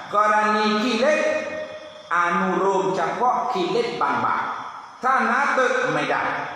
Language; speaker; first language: Thai; non-native, local second language; Pattani Malay